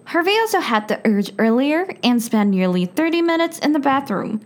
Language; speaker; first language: English; non-native, fluent; Chinese